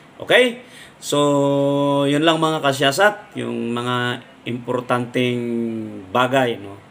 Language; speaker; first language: Filipino; non-native, local second language; Iloko